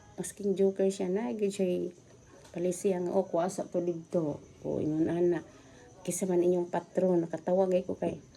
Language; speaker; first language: Cebuano; native; Cebuano